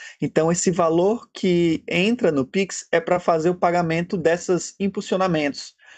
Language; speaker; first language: Portuguese; native; Portuguese